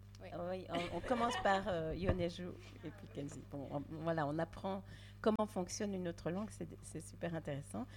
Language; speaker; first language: French; native; French